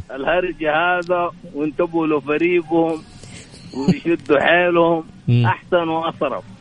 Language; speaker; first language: Arabic; native; Arabic